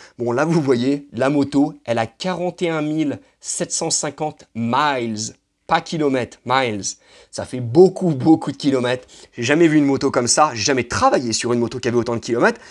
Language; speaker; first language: French; native; French